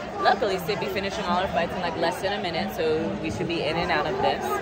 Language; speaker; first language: English; native; English